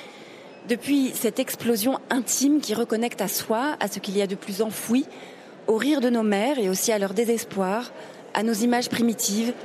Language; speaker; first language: French; native; French